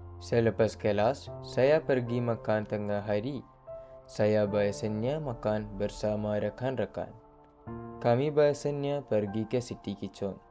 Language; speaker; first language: Malay; non-native, learner; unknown